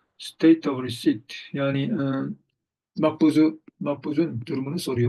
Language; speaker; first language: Turkish; non-native, fluent; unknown